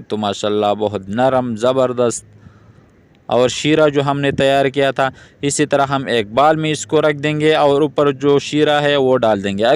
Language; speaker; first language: Urdu; non-native, local second language; Pashto